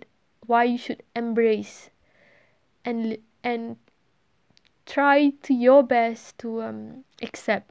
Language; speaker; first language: English; non-native, local second language; Malay